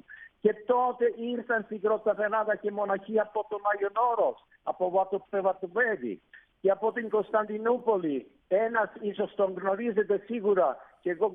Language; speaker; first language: Greek; non-native, fluent; Italian